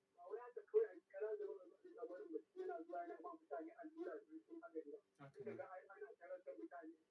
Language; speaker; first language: Hausa; non-native, local second language; Fula